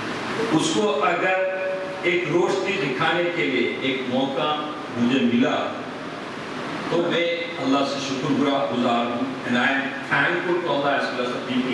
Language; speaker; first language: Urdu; non-native, local second language; Malayalam